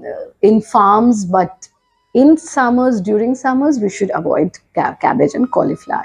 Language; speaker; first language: English; non-native, local second language; Hindi